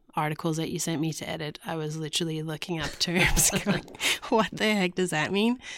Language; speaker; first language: English; native; English